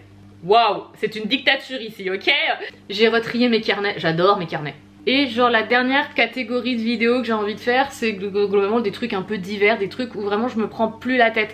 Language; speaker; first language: French; native; French